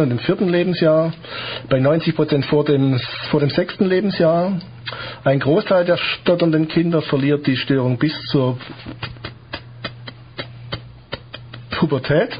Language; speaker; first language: German; native; German